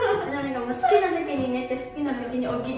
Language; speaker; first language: Japanese; native; Japanese